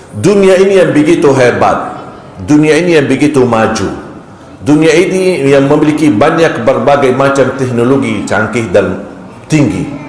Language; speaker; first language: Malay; non-native, fluent; Arabic